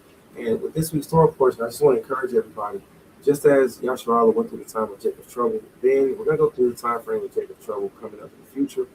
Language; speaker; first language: English; native; English